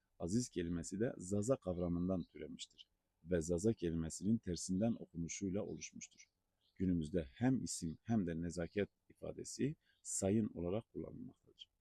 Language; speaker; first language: Turkish; non-native, local second language; Zaza